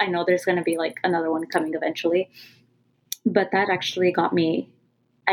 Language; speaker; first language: English; native; English